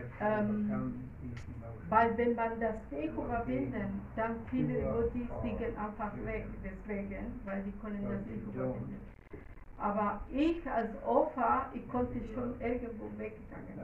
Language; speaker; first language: German; non-native, learner; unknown